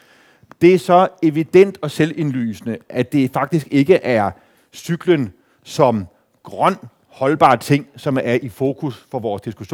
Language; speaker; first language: Danish; native; Danish